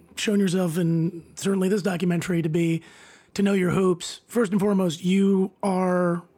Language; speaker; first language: English; native; English